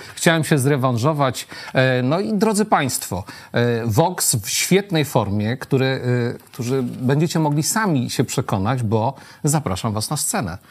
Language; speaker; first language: Polish; native; Polish